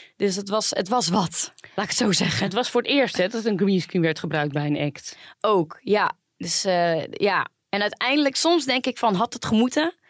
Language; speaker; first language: Dutch; early bilingual, other home language; Greek